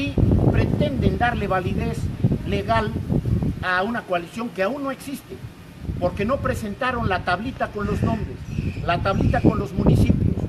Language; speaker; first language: Spanish; native; Spanish